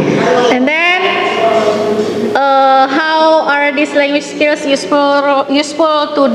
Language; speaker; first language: English; non-native, fluent; Indonesian